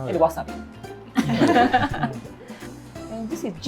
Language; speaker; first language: English; non-native, learner; Japanese